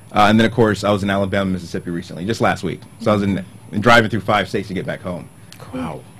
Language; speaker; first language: English; native; English